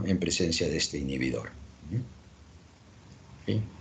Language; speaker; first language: Spanish; native; Spanish